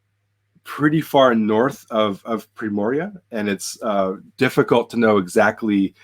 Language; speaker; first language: English; native; English